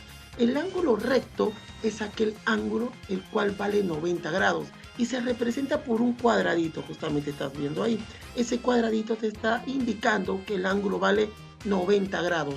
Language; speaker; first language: Spanish; native; Spanish